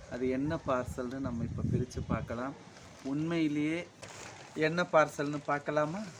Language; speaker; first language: Tamil; native; Tamil